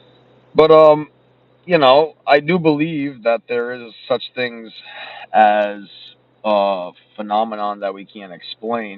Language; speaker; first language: English; native; English